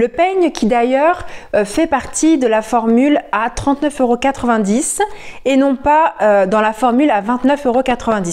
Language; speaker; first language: French; native; French